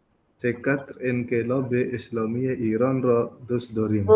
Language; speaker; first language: Persian; non-native, learner; Indonesian